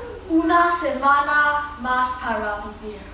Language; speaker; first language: Spanish; non-native, learner; English